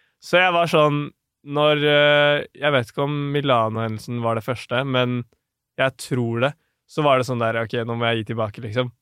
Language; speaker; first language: Norwegian; native; Norwegian